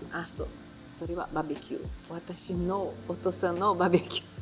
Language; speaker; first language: Japanese; non-native, learner; Portuguese